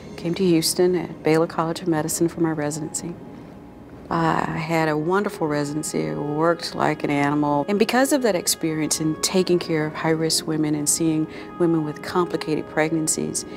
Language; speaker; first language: English; native; English